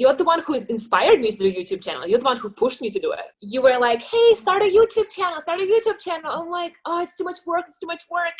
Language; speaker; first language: English; non-native, fluent; Ukrainian